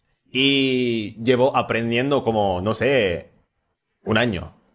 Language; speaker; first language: Spanish; non-native, fluent; Indonesian